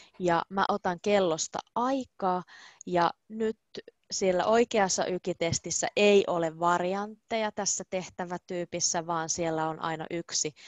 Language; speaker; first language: Finnish; native; Finnish